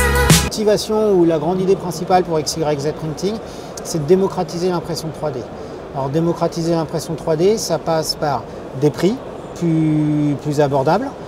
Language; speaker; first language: French; native; French